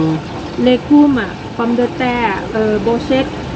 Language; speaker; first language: French; non-native, learner; Thai